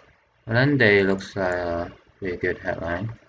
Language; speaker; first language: English; non-native, fluent; Chinese